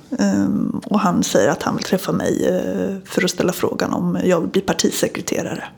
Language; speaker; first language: Swedish; native; Swedish